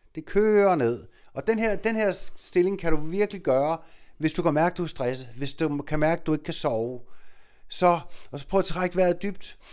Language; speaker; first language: Danish; native; Danish